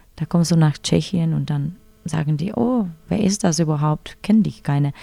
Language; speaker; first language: German; non-native, fluent; Czech